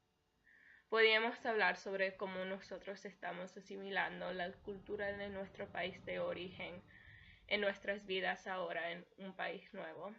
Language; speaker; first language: Spanish; early bilingual, heritage; Spanish